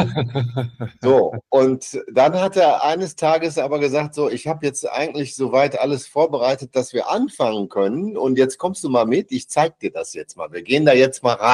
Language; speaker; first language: German; native; German